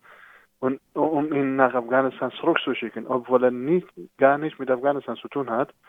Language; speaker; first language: German; non-native, fluent; Persian